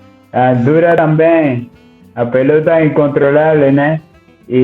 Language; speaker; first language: Portuguese; non-native, learner; Spanish